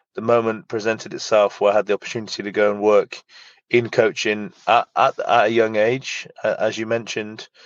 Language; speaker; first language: English; native; English